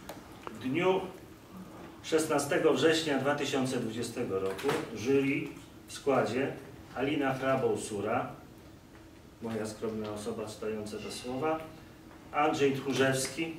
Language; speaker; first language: Polish; native; Polish